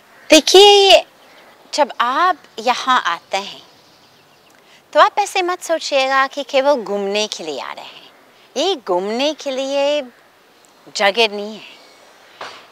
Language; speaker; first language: Hindi; non-native, fluent; English